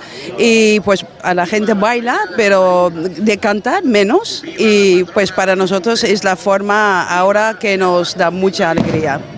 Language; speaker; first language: Spanish; non-native, fluent; Dutch